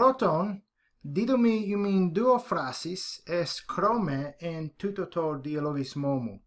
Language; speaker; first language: Greek; non-native, fluent; English